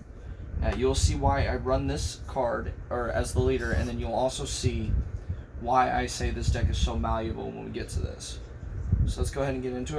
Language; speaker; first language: English; native; English